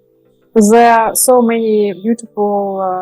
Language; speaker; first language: English; non-native, learner; Russian